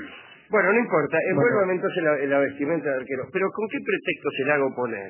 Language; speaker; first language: Spanish; native; Spanish